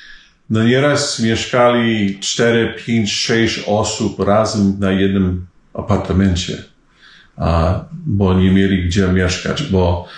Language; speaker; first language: Polish; early bilingual, heritage; Polish